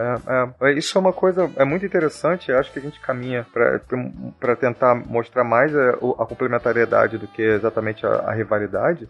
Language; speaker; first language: Portuguese; native; Portuguese